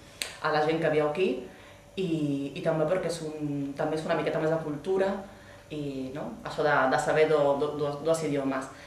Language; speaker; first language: Catalan; non-native, fluent; Italian